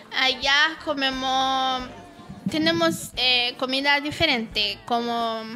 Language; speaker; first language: Spanish; non-native, learner; Haitian Creole